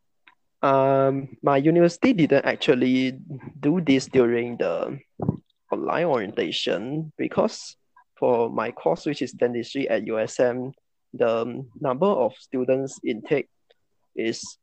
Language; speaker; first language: English; non-native, local second language; Chinese